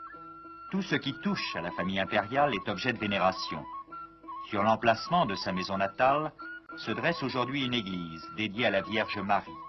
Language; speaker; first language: French; native; French